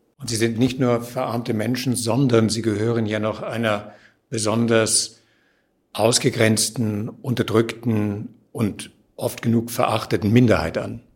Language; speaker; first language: German; native; German